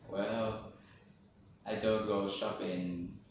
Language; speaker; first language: English; non-native, learner; Vietnamese